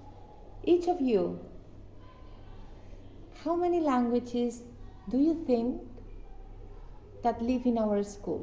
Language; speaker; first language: English; non-native, fluent; Catalan